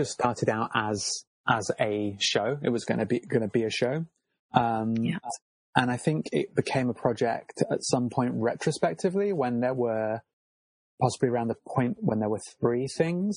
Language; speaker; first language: English; native; English